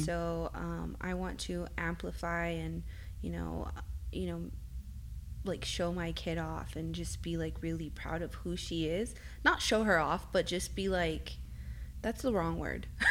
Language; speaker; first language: English; early bilingual, other home language; Spanish